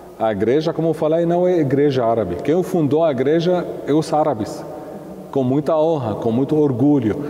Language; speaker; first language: Portuguese; non-native, fluent; Arabic